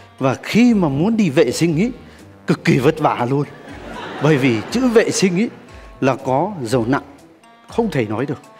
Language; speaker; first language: Vietnamese; non-native, fluent; Turkish